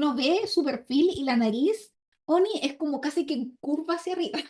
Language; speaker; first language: Spanish; native; Spanish